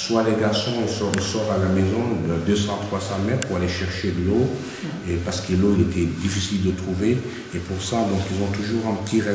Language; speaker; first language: French; non-native, fluent; Arabic